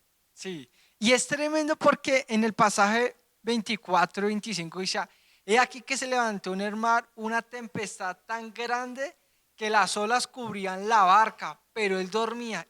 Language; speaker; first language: Spanish; native; Spanish